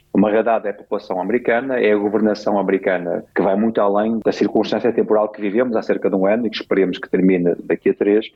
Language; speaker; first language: Portuguese; native; Portuguese